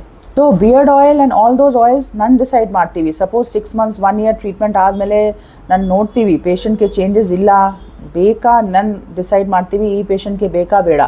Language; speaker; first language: Kannada; non-native, fluent; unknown